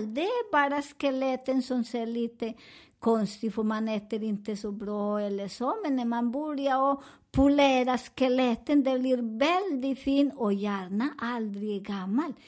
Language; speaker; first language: Swedish; non-native, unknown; Spanish